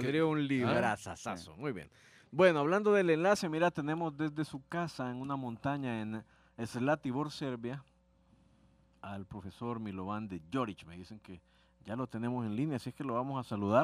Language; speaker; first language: Spanish; native; Spanish